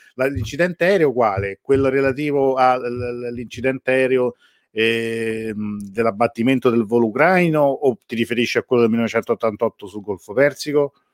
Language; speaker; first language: Italian; native; Italian